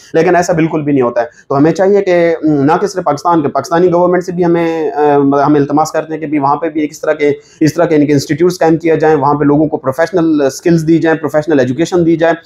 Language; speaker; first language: Urdu; non-native, local second language; Saraiki